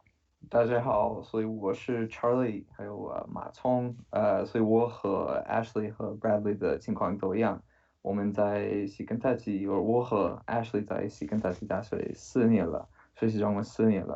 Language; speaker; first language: Chinese; non-native, fluent; English